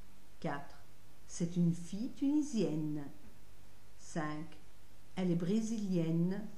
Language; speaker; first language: French; non-native, fluent; Italian